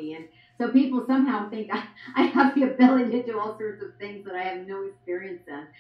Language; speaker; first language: English; native; English